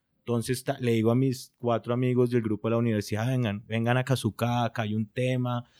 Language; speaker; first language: Spanish; native; Spanish